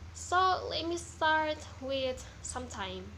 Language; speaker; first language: English; non-native, learner; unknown